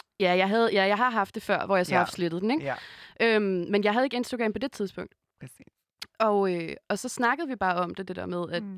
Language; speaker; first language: Danish; native; Danish